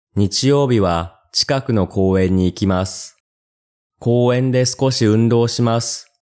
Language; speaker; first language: Japanese; non-native, learner; English